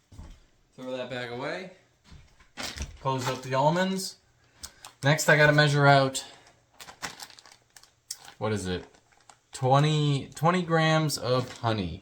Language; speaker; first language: English; native; English